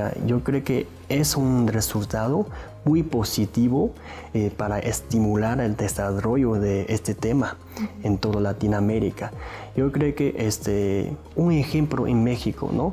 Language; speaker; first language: Spanish; non-native, learner; Chinese